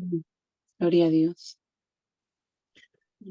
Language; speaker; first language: Spanish; native; Spanish